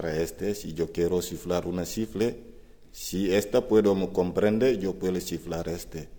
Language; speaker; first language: Spanish; non-native, learner; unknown